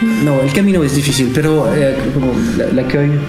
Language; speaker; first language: Spanish; non-native, learner; French